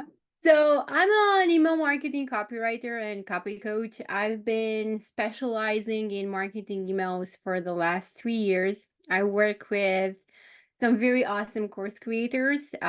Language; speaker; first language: English; non-native, fluent; Romanian